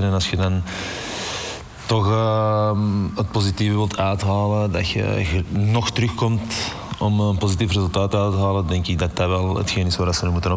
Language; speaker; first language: Dutch; native; Dutch